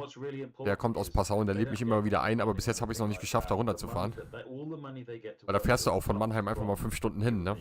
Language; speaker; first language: German; native; German